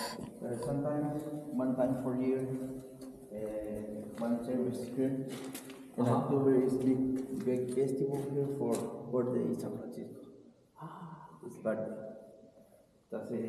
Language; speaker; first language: English; non-native, learner; Spanish